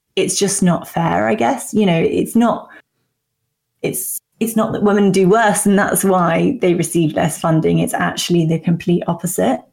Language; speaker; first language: English; native; English